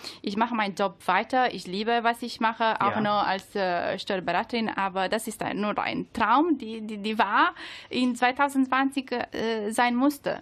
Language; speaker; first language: German; non-native, learner; Italian